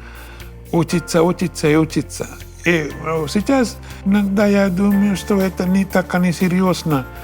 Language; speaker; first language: Russian; non-native, fluent; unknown